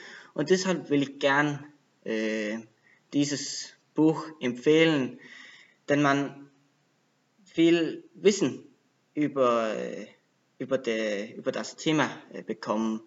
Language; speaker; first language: German; non-native, learner; Danish